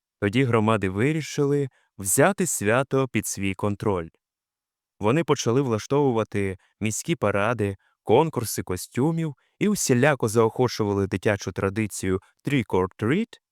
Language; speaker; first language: Ukrainian; native; Ukrainian